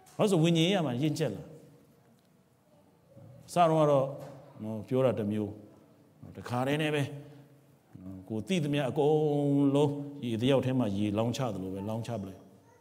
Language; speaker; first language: Burmese; non-native, local second language; Kachin